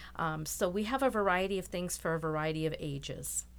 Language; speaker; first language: English; native; English